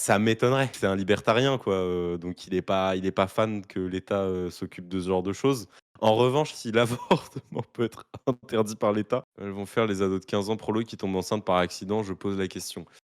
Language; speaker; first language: French; native; French